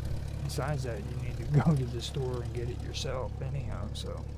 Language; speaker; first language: English; native; English